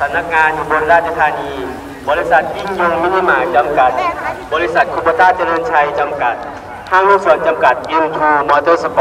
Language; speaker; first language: Thai; non-native, local second language; Northeastern Thai